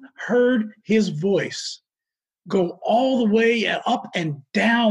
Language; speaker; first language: English; native; English